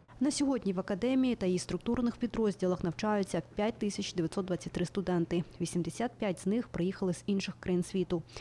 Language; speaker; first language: Ukrainian; native; Ukrainian